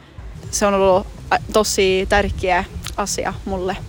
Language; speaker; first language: Finnish; non-native, local second language; Swedish